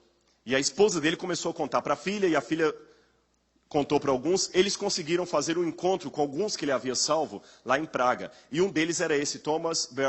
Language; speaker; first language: Portuguese; native; Portuguese